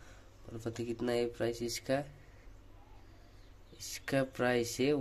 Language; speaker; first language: Hindi; non-native, local second language; Nepali